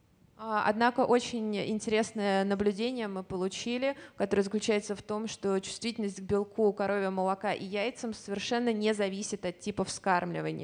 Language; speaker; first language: Russian; native; Russian